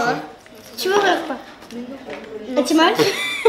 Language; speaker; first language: French; native; French